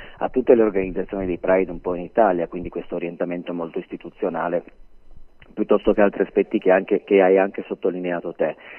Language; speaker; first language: Italian; native; Italian